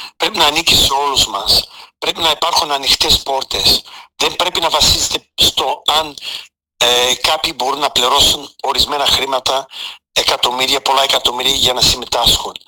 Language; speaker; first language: Greek; early bilingual, heritage; Greek